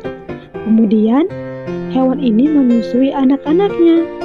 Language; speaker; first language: Indonesian; native; Indonesian